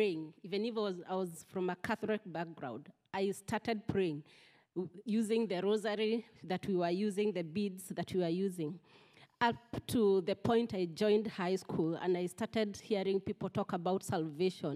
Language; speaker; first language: English; non-native, local second language; Kikuyu